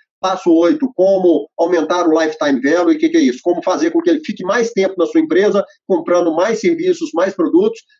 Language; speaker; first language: Portuguese; native; Portuguese